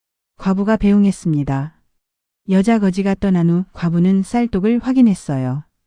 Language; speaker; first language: Korean; native; Korean